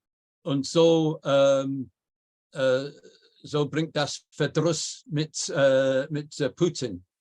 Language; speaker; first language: German; non-native, fluent; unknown